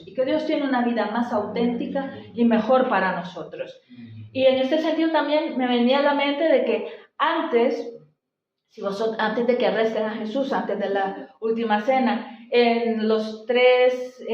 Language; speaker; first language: Spanish; native; Spanish